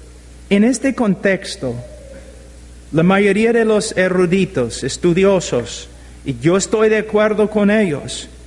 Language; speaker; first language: Spanish; non-native, fluent; English